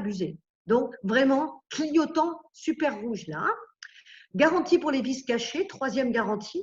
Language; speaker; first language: French; native; French